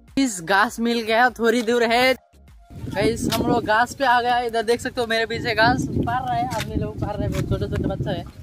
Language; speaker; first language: Hindi; non-native, local second language; Bangla